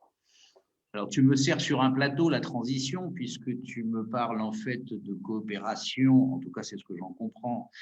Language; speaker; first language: French; native; French